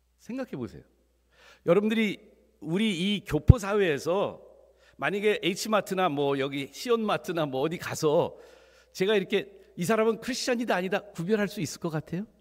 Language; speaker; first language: Korean; early bilingual, heritage; Korean